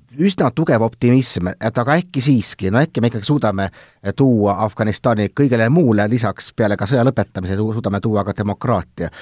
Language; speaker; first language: Estonian; native; Estonian